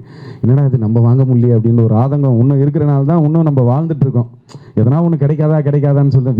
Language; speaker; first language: Tamil; native; Tamil